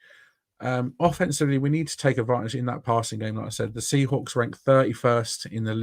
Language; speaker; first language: English; native; English